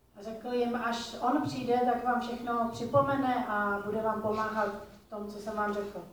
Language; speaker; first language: Czech; native; Czech